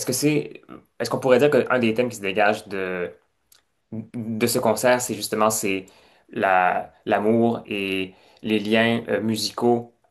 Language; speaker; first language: French; native; French